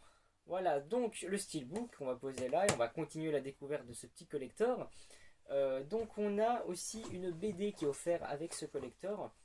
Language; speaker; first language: French; native; French